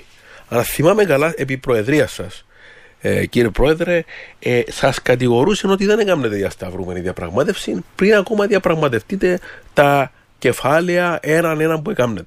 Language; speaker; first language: Greek; native; Greek